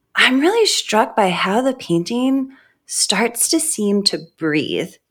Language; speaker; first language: English; native; English